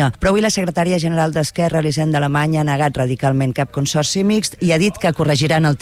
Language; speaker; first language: Catalan; native; Catalan